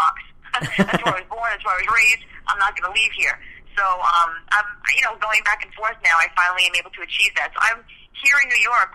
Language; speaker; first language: English; early bilingual, other home language; Spanish